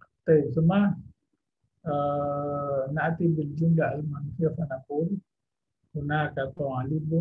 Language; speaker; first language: Arabic; non-native, fluent; Indonesian